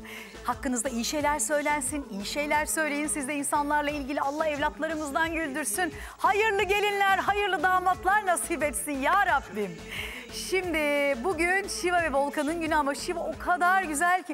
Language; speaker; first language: Turkish; native; Turkish